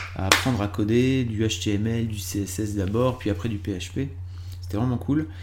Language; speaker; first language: French; native; French